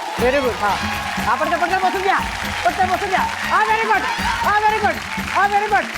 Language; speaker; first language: Marathi; native; Marathi